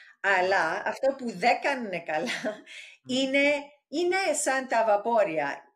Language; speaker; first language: Greek; early bilingual, heritage; English